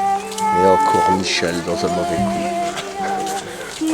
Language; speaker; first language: French; native; French